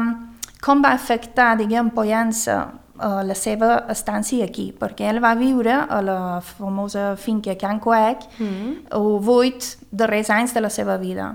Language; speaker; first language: Catalan; early bilingual, other home language; Swedish